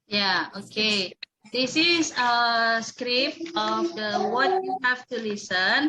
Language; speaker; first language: English; non-native, local second language; Indonesian